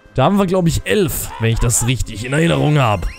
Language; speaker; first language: German; native; German